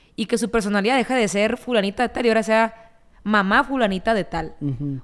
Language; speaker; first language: Spanish; native; Spanish